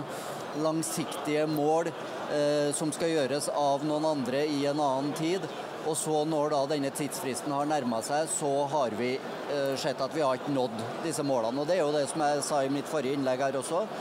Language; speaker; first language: Norwegian; native; Norwegian